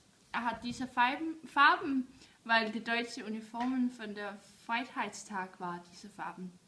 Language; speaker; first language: German; non-native, learner; Danish